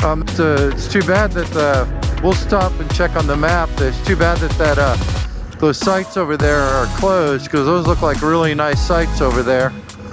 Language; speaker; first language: English; native; English